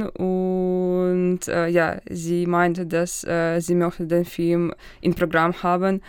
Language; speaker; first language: German; non-native, fluent; Russian